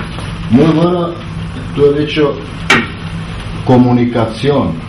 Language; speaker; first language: Spanish; non-native, learner; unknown